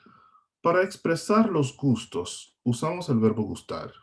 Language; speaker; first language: Spanish; non-native, fluent; English